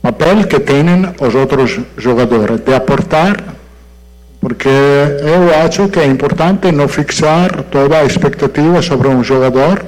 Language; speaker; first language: Portuguese; non-native, fluent; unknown